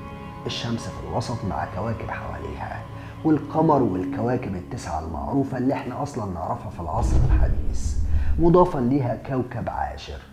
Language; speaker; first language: Arabic; native; Arabic